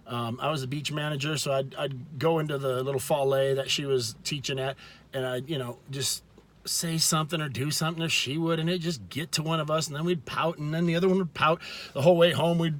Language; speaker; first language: English; native; English